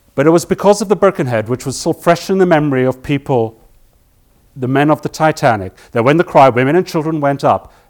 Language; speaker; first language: English; native; English